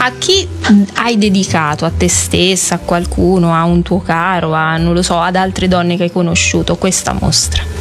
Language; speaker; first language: Italian; native; Italian